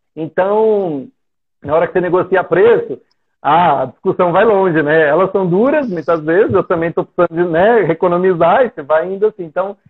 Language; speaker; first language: Portuguese; native; Portuguese